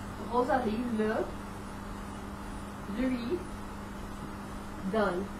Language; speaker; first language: French; non-native, fluent; English